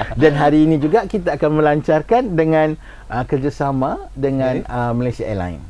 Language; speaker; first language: Malay; native; Malay